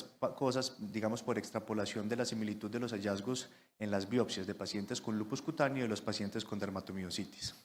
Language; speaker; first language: Spanish; native; Spanish